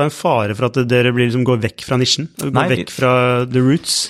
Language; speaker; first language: Norwegian; native; Norwegian